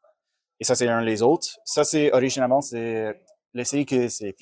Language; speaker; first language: French; non-native, local second language; English